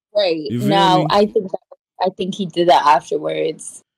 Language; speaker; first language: English; native; English